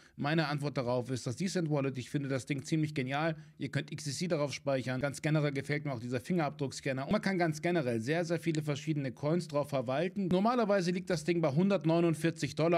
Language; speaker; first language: German; native; German